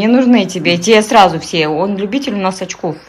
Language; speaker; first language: Russian; native; Russian